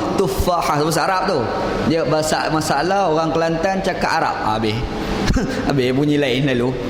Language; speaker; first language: Malay; native; Malay